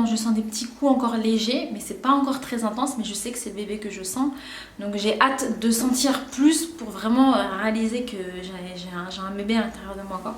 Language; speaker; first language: French; native; French